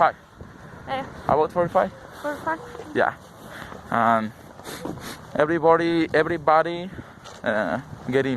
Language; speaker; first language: English; non-native, learner; Spanish